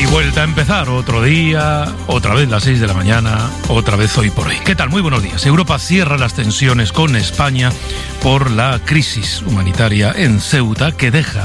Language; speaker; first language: Spanish; native; Spanish